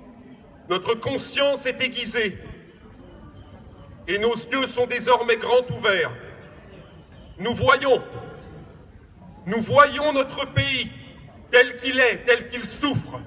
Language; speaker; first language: French; native; French